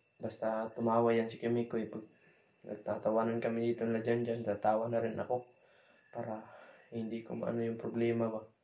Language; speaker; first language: Filipino; non-native, local second language; Cebuano